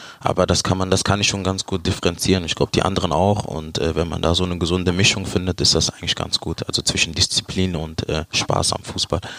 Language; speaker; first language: German; early bilingual, other home language; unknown